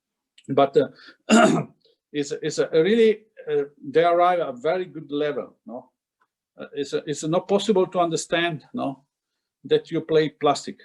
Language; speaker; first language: English; non-native, fluent; Italian